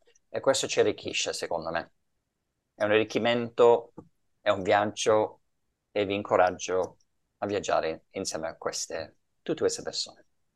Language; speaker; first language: Italian; non-native, fluent; English